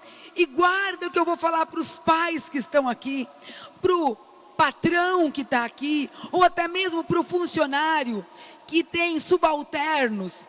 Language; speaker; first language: Portuguese; native; Portuguese